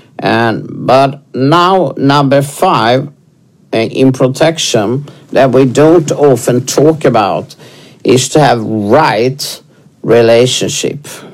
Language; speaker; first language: English; non-native, fluent; Swedish